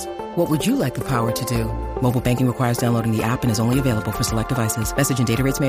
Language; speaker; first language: English; native; English